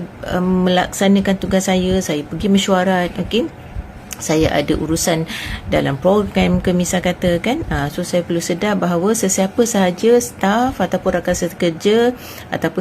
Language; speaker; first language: Malay; native; Malay